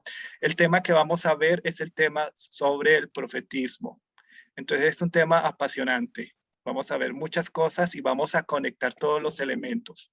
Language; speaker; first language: Spanish; native; Spanish